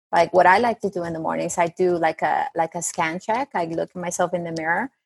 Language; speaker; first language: English; non-native, fluent; Spanish